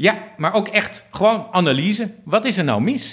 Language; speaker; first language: Dutch; native; Dutch